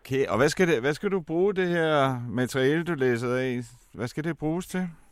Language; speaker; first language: Danish; native; Danish